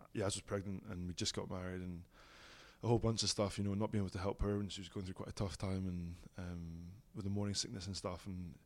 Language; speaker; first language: English; native; English